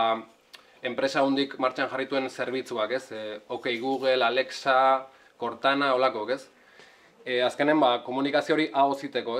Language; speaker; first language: Basque; native; Basque